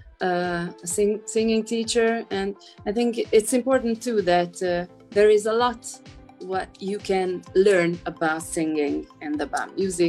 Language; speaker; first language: English; non-native, fluent; Hungarian